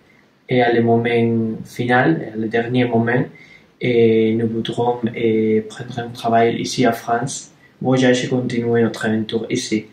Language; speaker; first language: French; non-native, learner; Spanish